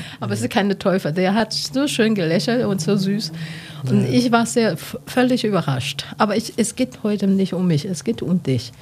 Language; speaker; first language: German; non-native, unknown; Chinese